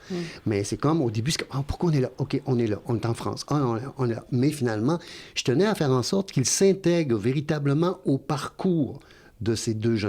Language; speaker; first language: French; native; French